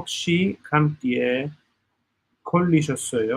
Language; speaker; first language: Korean; non-native, learner; Italian